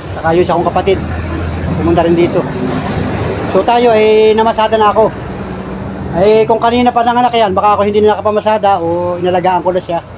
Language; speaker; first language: Filipino; native; Filipino